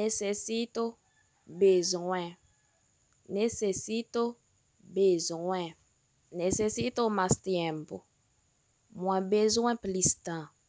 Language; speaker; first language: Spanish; non-native, learner; Haitian Creole